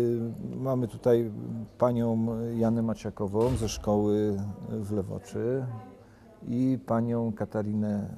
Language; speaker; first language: Polish; native; Polish